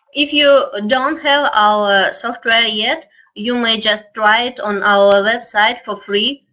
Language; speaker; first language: English; non-native, fluent; Russian